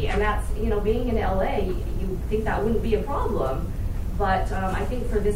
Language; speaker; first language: English; native; English